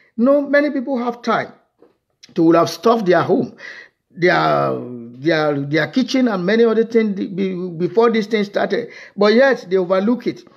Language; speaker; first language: English; non-native, local second language; Yoruba